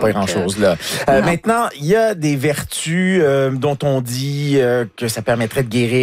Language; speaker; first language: French; native; French